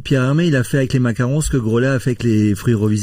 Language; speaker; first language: French; native; French